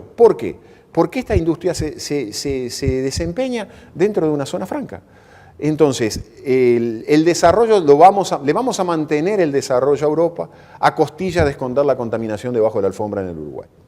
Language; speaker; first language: Spanish; native; Spanish